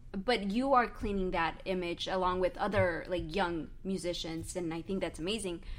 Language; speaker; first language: English; early bilingual, other home language; Spanish